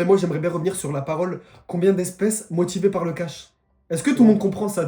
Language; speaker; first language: French; native; French